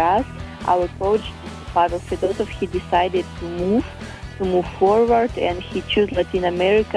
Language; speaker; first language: English; non-native, fluent; Russian